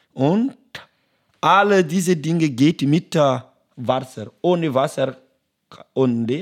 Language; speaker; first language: German; non-native, learner; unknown